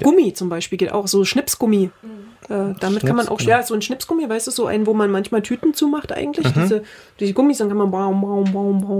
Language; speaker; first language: German; native; German